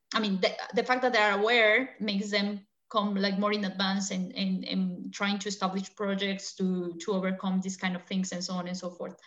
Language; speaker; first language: English; non-native, fluent; Spanish